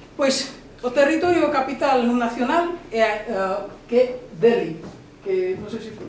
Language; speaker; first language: Galician; non-native, fluent; Bangla